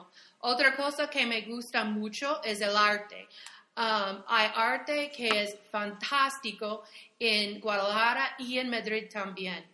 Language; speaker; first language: Spanish; non-native, fluent; English